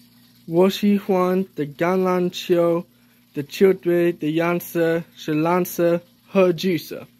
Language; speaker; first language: Chinese; non-native, learner; English